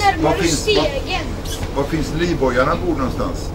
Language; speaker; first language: Swedish; native; Swedish